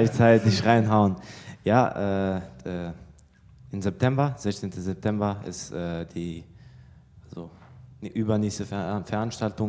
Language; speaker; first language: German; early bilingual, other home language; Bosnian